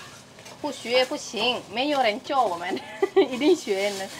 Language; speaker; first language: Chinese; non-native, fluent; Indonesian